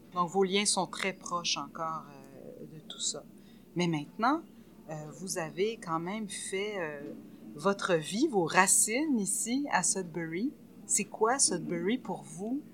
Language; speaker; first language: French; native; French